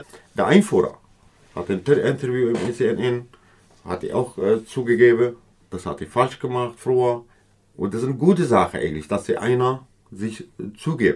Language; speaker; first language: German; non-native, learner; Kurdish